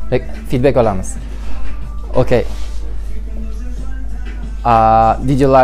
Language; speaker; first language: English; non-native, fluent; Uzbek